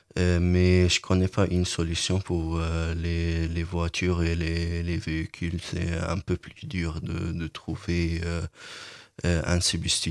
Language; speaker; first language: French; non-native, learner; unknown